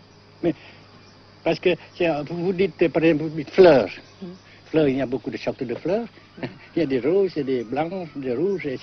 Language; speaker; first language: French; non-native, fluent; Vietnamese